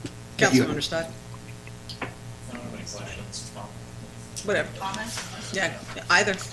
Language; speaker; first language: English; native; English